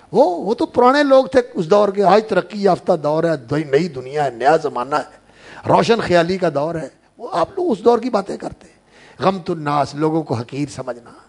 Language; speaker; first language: Urdu; non-native, local second language; Punjabi